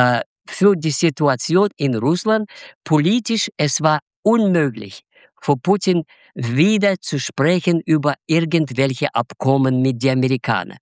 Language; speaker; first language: German; non-native, fluent; Russian